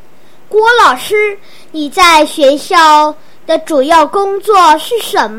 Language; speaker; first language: Chinese; non-native, local second language; Cantonese